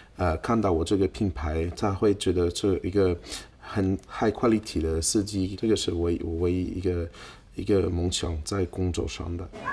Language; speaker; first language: Chinese; non-native, fluent; French